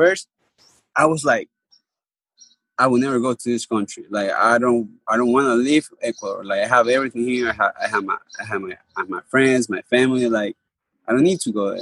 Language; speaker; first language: English; non-native, fluent; Spanish